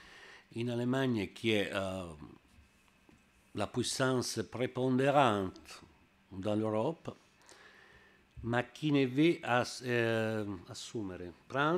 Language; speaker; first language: French; non-native, learner; Italian